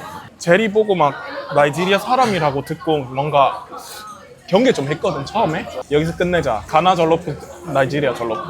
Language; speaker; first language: Korean; non-native, fluent; English